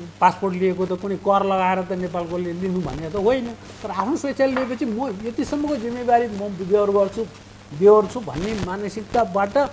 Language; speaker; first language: Nepali; native; Nepali